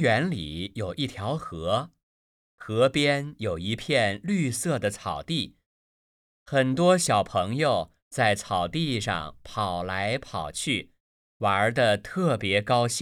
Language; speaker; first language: Chinese; native; Chinese